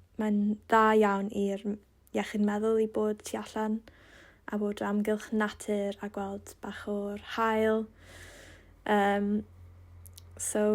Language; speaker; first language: Welsh; non-native, local second language; English